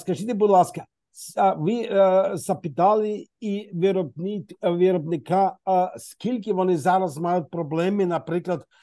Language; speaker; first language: Ukrainian; non-native, fluent; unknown